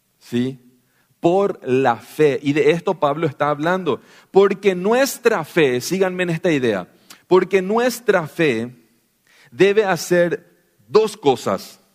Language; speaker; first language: Spanish; native; Spanish